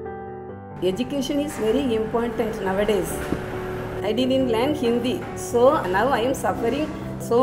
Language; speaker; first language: English; non-native, local second language; Tamil